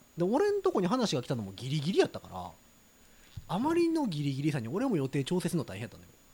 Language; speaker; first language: Japanese; native; Japanese